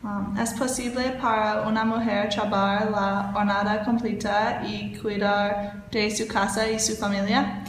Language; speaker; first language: Spanish; non-native, learner; English